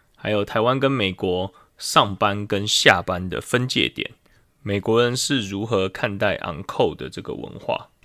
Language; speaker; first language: Chinese; native; Chinese